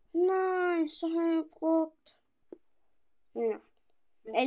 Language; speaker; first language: Danish; early bilingual, other home language; Polish